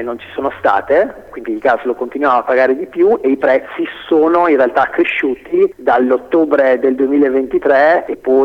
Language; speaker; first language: Italian; native; Italian